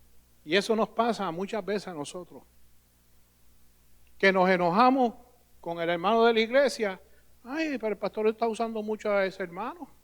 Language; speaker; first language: Spanish; native; Spanish